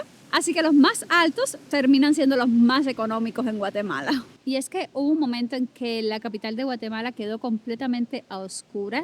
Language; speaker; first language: Spanish; native; Spanish